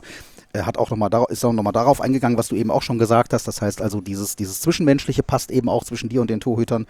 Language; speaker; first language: German; native; German